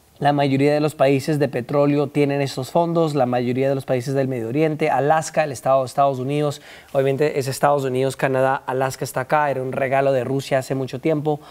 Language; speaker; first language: Spanish; early bilingual, heritage; Spanish